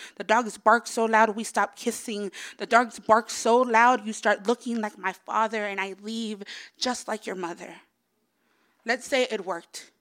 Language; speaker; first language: English; early bilingual, other home language; Spanish